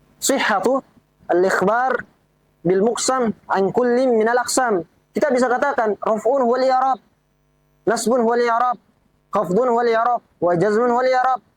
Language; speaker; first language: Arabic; non-native, fluent; Indonesian